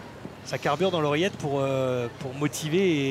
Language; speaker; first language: French; native; French